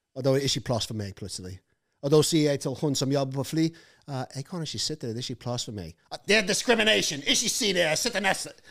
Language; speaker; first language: Norwegian; non-native, fluent; English